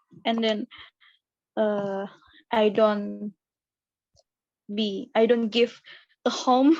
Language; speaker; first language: English; non-native, learner; Indonesian